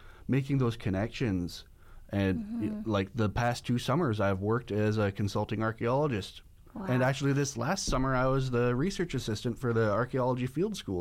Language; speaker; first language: English; native; English